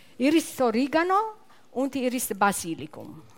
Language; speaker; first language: German; non-native, learner; Italian